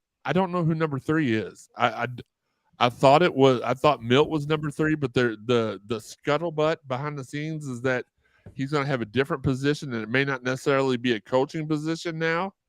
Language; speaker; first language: English; native; English